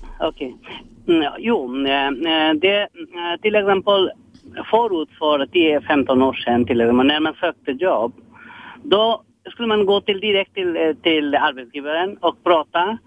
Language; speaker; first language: Swedish; non-native, learner; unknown